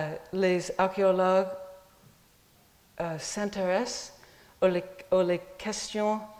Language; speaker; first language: French; non-native, fluent; English